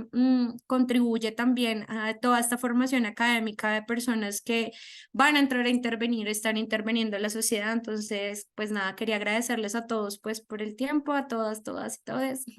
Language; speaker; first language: Spanish; native; Spanish